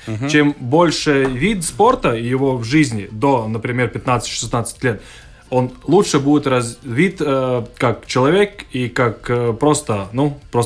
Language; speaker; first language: Russian; non-native, local second language; Latvian